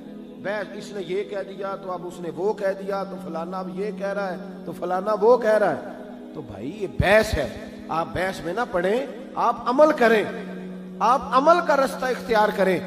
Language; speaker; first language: Urdu; native; Urdu